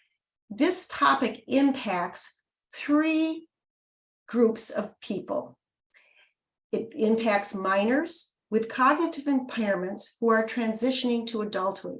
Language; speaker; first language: English; native; English